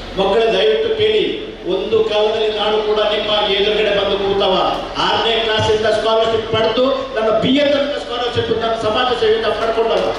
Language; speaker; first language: Kannada; non-native, local second language; Tulu